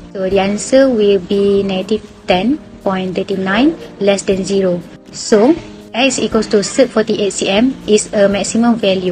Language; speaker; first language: English; non-native, local second language; Malay